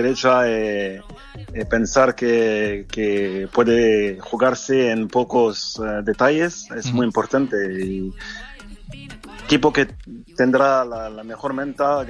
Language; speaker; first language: Spanish; non-native, fluent; French